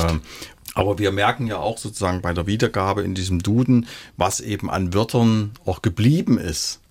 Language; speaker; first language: German; native; German